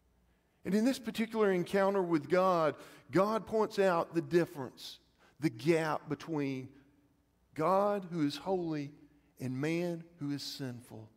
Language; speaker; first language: English; native; English